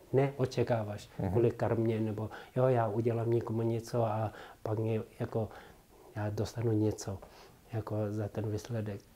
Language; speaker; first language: Czech; non-native, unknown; Tibetan